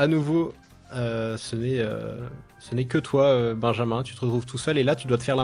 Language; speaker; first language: French; native; French